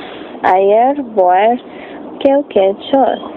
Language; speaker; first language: French; non-native, learner; English